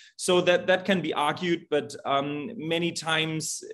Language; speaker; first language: English; non-native, fluent; German